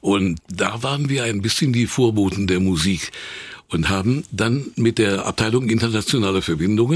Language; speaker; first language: German; native; German